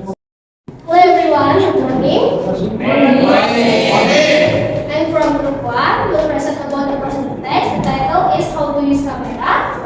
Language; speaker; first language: English; non-native, learner; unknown